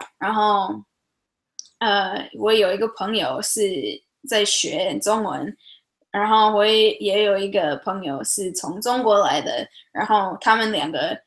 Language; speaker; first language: Chinese; early bilingual, heritage; English